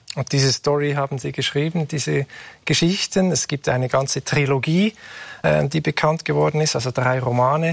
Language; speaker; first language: German; native; German